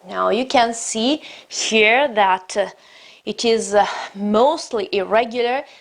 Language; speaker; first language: English; non-native, fluent; Italian